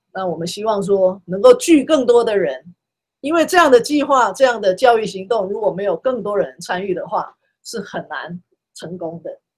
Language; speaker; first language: Chinese; native; Chinese